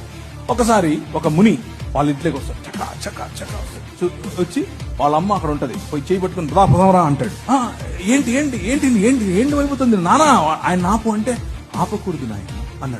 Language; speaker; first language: Telugu; native; Telugu